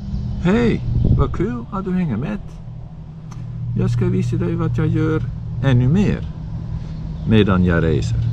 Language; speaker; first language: Swedish; non-native, fluent; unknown